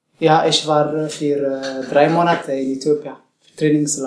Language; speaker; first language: German; non-native, learner; Tigrinya